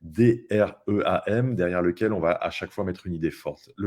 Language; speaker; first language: French; native; French